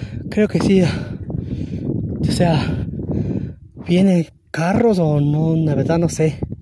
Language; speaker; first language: Spanish; non-native, local second language; Zapotec